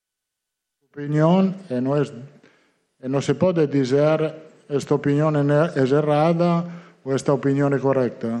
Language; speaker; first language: Portuguese; non-native, learner; Italian